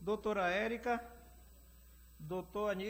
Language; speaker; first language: Portuguese; native; Portuguese